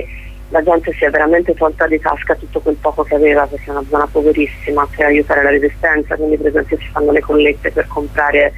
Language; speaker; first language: Italian; native; Italian